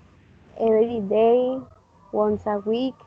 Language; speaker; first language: English; non-native, learner; Spanish